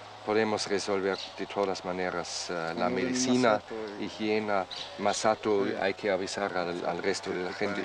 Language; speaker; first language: Spanish; non-native, learner; German